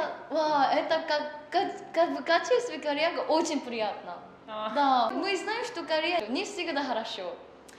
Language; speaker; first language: Russian; non-native, learner; Korean